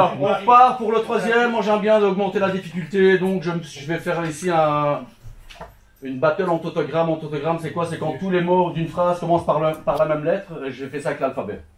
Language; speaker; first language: French; early bilingual, other home language; Turkish